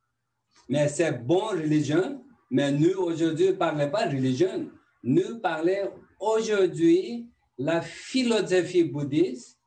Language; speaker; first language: French; non-native, learner; Tibetan